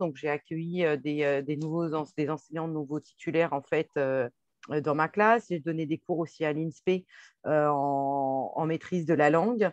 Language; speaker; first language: French; native; French